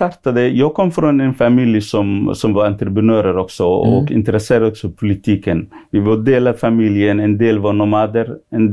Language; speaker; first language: Swedish; non-native, fluent; Somali